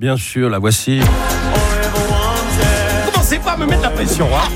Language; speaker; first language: French; native; French